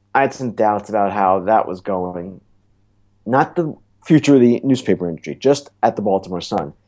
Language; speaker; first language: English; native; English